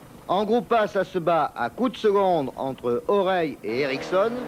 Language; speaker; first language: French; native; French